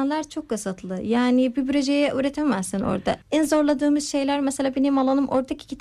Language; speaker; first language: Turkish; non-native, learner; Arabic